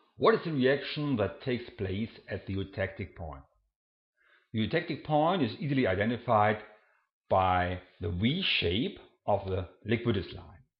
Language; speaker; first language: English; non-native, fluent; German